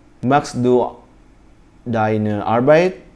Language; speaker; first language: German; non-native, learner; Indonesian